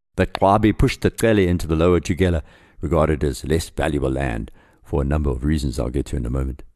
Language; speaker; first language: English; native; English